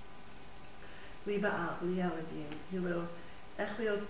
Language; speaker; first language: Hebrew; non-native, fluent; English